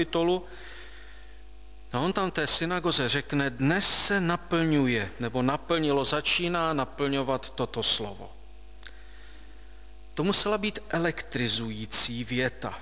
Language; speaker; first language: Czech; native; Czech